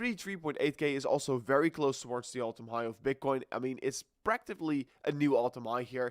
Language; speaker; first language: English; non-native, fluent; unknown